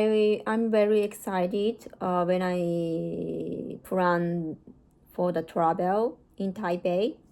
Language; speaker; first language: English; non-native, learner; Japanese